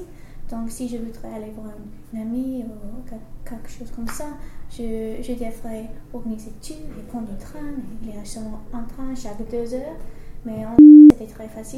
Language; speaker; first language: French; non-native, learner; English